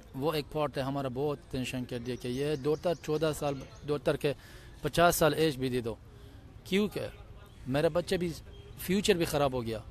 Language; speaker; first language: Hindi; non-native, learner; Persian